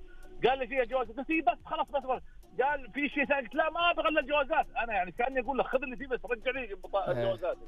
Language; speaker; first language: Arabic; native; Arabic